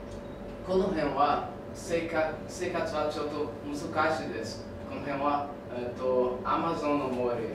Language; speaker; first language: Japanese; non-native, learner; Portuguese